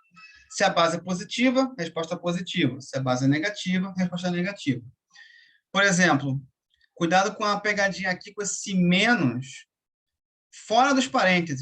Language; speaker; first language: Portuguese; native; Portuguese